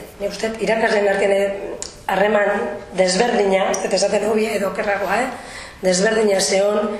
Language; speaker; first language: Basque; native; Basque